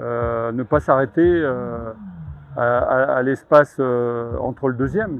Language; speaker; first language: French; native; French